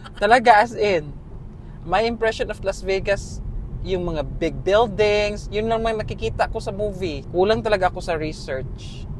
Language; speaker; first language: Filipino; native; Filipino